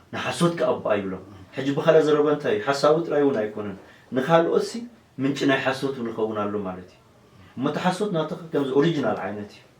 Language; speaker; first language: Tigrinya; non-native, local second language; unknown